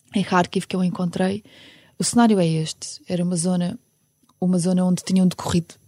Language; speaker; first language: Portuguese; early bilingual, other home language; Ukrainian